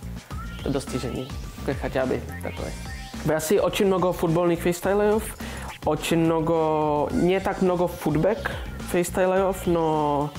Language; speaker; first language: Russian; non-native, learner; Czech